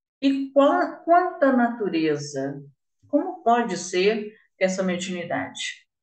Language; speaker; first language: Portuguese; native; Portuguese